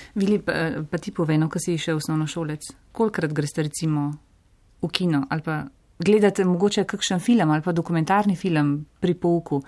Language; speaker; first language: Slovenian; native; Slovenian